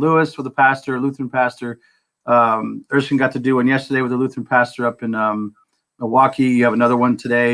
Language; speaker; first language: English; native; English